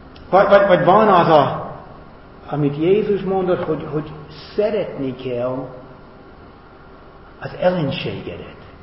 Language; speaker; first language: Hungarian; non-native, fluent; English